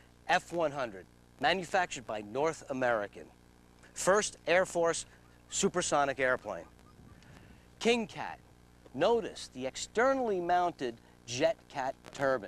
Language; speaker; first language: English; native; English